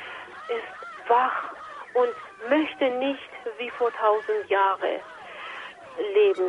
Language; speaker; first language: German; non-native, fluent; Persian